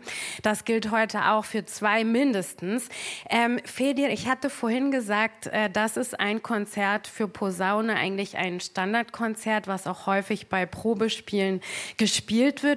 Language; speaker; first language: German; native; German